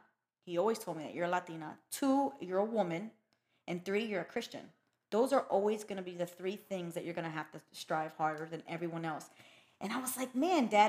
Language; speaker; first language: English; early bilingual, other home language; Spanish